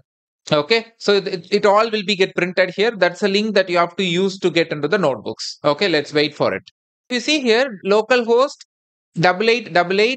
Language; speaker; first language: English; non-native, local second language; Tamil